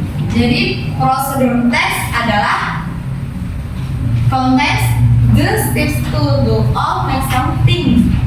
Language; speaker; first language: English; non-native, learner; Indonesian